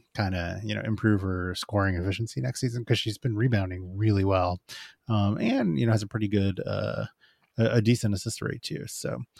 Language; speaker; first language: English; native; English